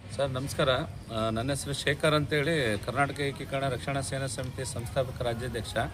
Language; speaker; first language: Kannada; native; Kannada